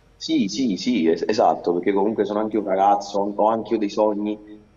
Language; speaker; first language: Italian; native; Italian